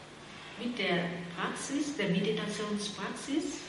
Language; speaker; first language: German; non-native, fluent; Vietnamese